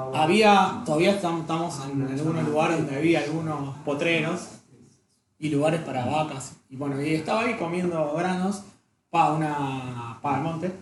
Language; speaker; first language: Spanish; native; Spanish